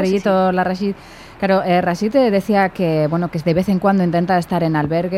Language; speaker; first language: Spanish; native; Spanish